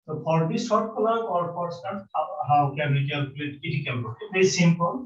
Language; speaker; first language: English; non-native, local second language; Bangla